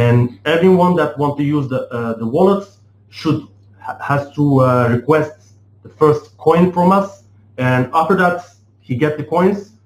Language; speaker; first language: English; non-native, fluent; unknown